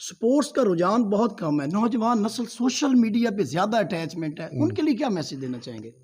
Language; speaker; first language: Urdu; non-native, local second language; Punjabi